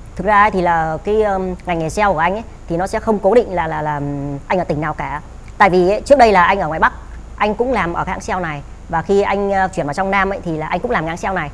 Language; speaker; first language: Vietnamese; native; Vietnamese